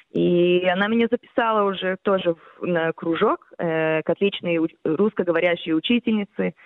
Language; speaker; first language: Russian; early bilingual, heritage; Russian